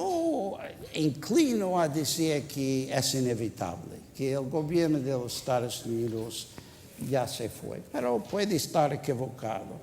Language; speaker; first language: Spanish; non-native, fluent; English